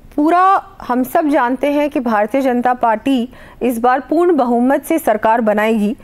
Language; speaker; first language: Hindi; native; Hindi